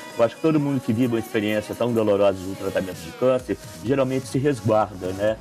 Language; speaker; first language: Portuguese; native; Portuguese